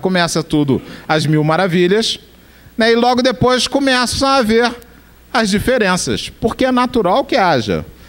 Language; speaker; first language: Portuguese; native; Portuguese